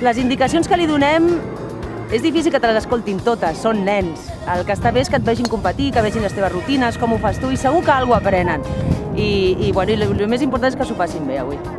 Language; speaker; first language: Catalan; native; Catalan